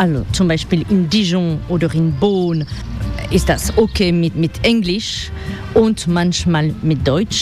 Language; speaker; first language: German; non-native, fluent; French